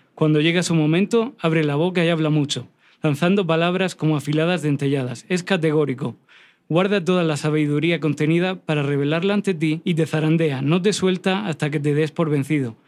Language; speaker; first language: Spanish; native; Spanish